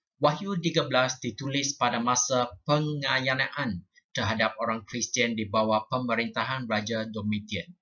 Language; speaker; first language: Malay; non-native, local second language; Chinese